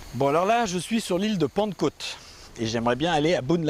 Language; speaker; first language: French; native; French